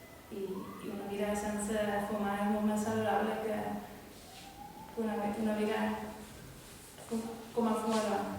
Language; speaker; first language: Catalan; non-native, fluent; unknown